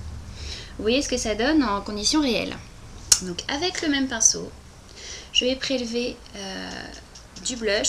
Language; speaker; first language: French; native; French